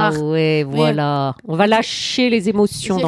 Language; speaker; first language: French; native; French